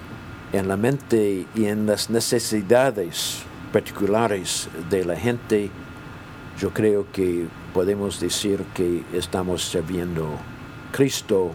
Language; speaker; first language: Spanish; non-native, fluent; English